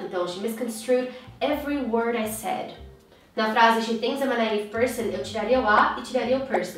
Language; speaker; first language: English; non-native, fluent; Portuguese